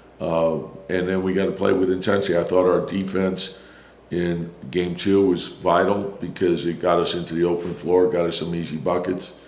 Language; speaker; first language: English; native; English